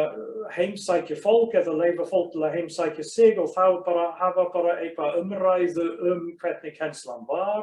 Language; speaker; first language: Icelandic; non-native, fluent; English